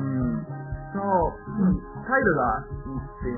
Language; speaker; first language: Japanese; non-native, learner; Italian